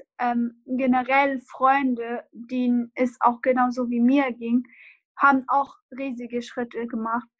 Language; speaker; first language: German; non-native, fluent; Arabic